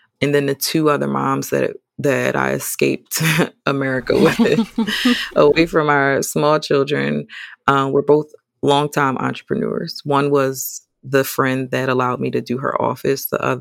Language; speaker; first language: English; native; English